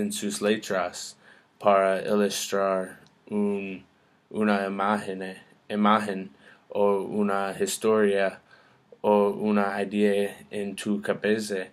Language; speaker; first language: Spanish; non-native, learner; English